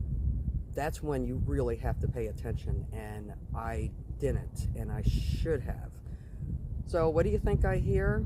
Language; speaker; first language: English; native; English